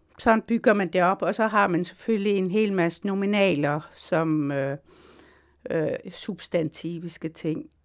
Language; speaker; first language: Danish; non-native, local second language; Kalaallisut